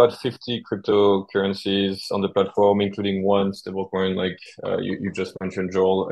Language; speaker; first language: English; non-native, fluent; French